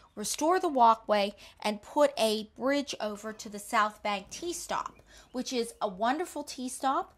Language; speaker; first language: English; native; English